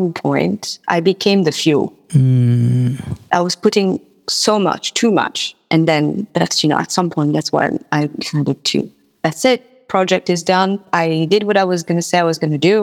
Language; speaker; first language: English; non-native, fluent; Morisyen